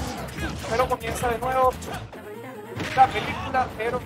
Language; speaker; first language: Spanish; native; Spanish